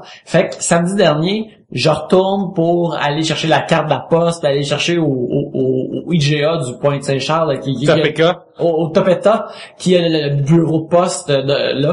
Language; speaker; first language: French; native; French